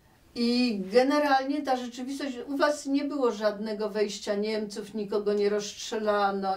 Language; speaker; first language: Polish; native; Polish